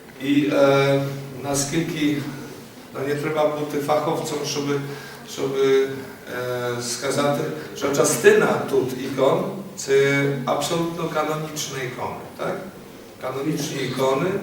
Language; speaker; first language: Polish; non-native, learner; Ukrainian